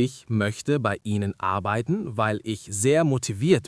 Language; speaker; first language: German; non-native, learner; English